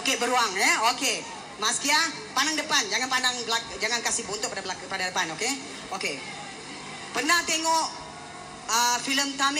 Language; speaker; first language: Malay; native; Malay